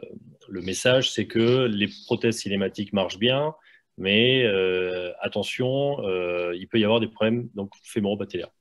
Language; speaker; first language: French; native; French